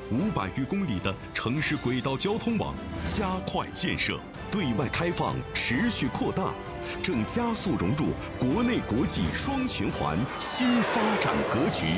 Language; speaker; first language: Chinese; native; Chinese